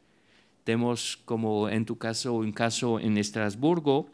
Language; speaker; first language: Spanish; non-native, fluent; French